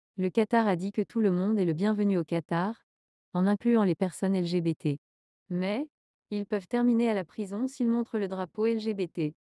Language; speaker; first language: French; non-native, learner; Spanish